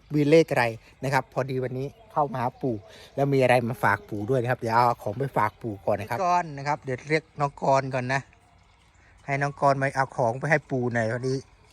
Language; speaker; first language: Thai; native; Thai